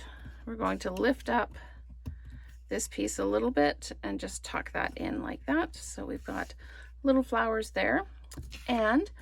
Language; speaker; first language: English; native; English